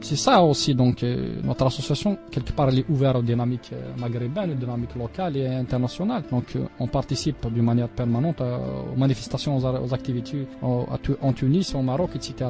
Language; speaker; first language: French; non-native, local second language; Arabic